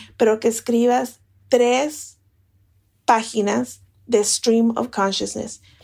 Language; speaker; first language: Spanish; native; Spanish